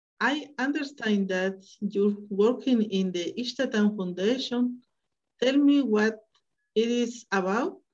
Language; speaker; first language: English; non-native, learner; Spanish